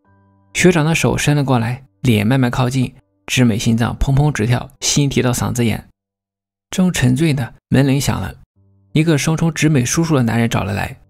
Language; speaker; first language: Chinese; native; Chinese